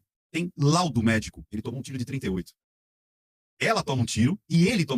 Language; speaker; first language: Portuguese; native; Portuguese